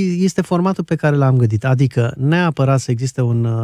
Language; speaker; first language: Romanian; native; Romanian